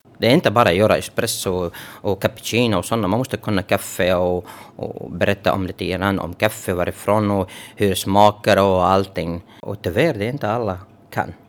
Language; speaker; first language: Swedish; non-native, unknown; Arabic